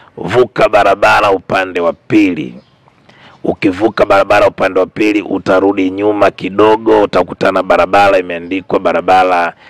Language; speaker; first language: Swahili; native; Swahili